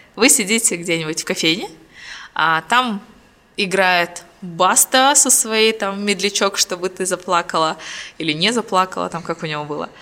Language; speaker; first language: Russian; native; Russian